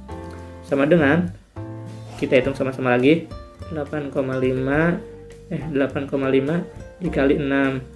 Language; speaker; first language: Indonesian; native; Indonesian